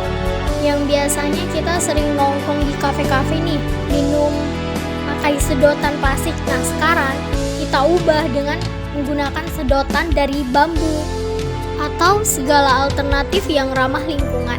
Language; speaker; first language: Indonesian; native; Indonesian